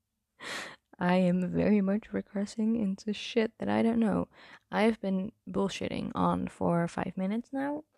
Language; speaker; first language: English; non-native, fluent; Dutch